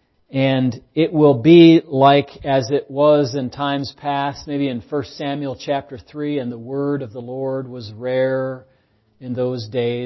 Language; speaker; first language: English; native; English